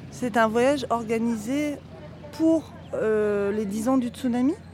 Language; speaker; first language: French; native; French